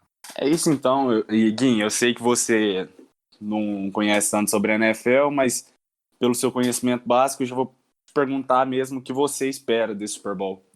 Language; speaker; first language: Portuguese; native; Portuguese